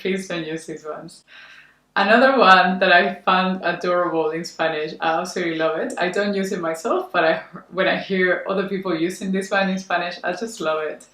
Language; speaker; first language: English; non-native, fluent; Spanish